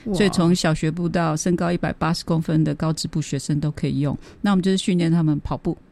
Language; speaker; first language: Chinese; native; Chinese